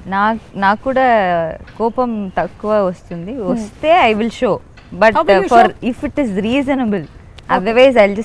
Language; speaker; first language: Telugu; non-native, learner; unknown